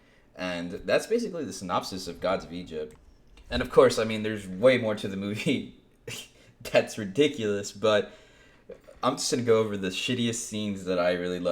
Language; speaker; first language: English; native; English